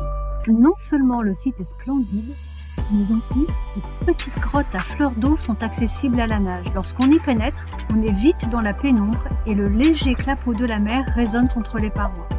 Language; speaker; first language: French; native; French